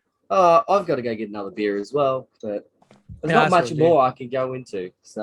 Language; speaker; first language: English; native; English